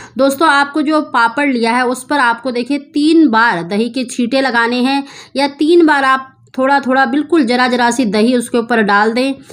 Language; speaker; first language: Hindi; native; Hindi